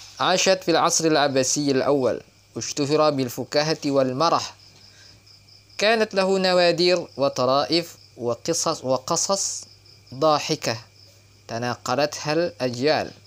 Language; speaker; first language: Arabic; non-native, fluent; Indonesian